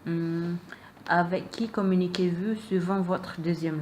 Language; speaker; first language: French; non-native, learner; Malay